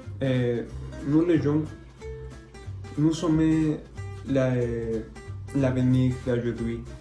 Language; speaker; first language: French; non-native, learner; Spanish